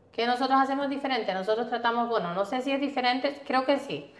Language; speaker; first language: Spanish; early bilingual, heritage; Spanish